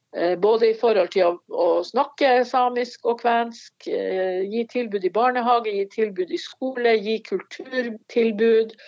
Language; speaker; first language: Norwegian; native; Norwegian